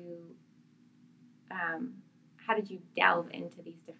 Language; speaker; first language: English; native; English